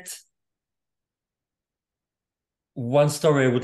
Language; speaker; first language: English; non-native, fluent; German